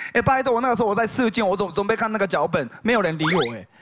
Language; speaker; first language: Chinese; non-native, fluent; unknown